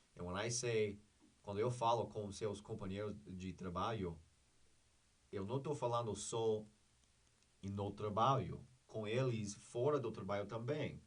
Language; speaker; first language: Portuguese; non-native, fluent; English